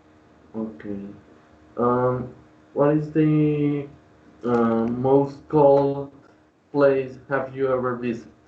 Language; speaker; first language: English; non-native, learner; Spanish